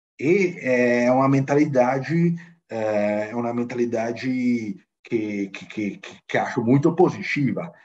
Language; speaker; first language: Portuguese; non-native, fluent; Italian